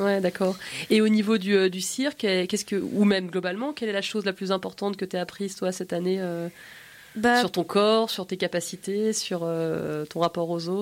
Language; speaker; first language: French; native; French